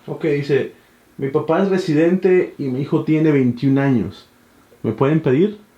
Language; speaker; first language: Spanish; native; Spanish